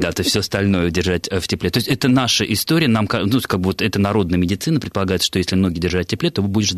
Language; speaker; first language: Russian; native; Russian